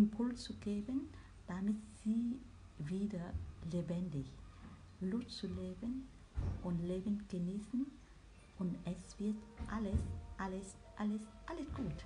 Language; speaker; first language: German; non-native, learner; Vietnamese